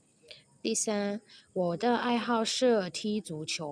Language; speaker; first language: Chinese; non-native, fluent; Burmese